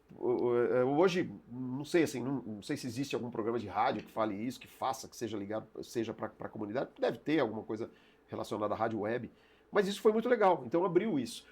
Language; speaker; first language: Portuguese; native; Portuguese